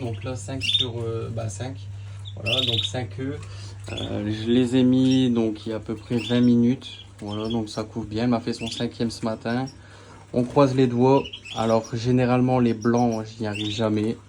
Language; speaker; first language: French; native; French